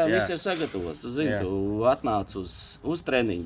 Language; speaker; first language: Latvian; non-native, local second language; Russian